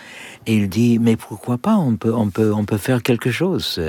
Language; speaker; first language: French; non-native, learner; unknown